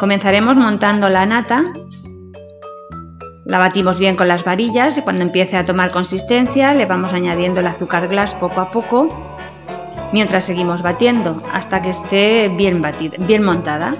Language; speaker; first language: Spanish; native; Spanish